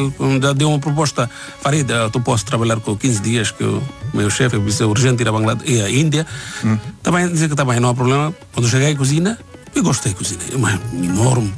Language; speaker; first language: Portuguese; non-native, learner; Bangla